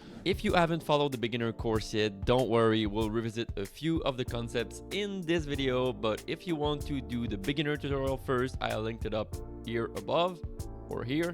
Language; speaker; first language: English; non-native, fluent; French